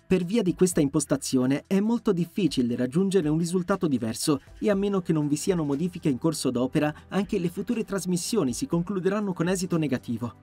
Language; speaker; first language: Italian; native; Italian